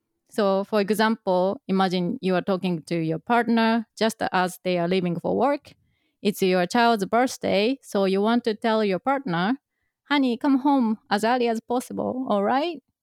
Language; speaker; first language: English; non-native, fluent; Japanese